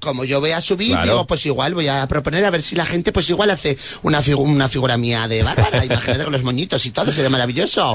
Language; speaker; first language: Spanish; native; Spanish